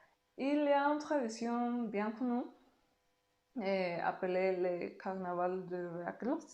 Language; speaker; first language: French; non-native, learner; Spanish